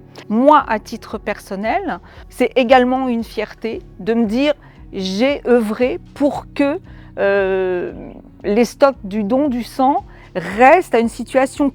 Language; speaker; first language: French; native; French